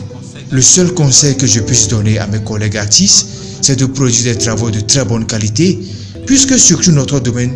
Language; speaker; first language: French; non-native, local second language; Ewe